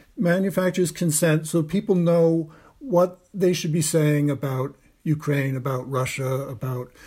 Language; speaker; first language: English; native; English